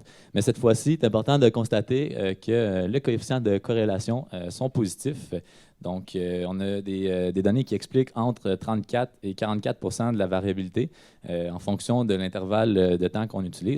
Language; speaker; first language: French; native; French